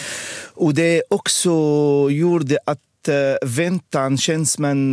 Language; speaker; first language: Swedish; non-native, local second language; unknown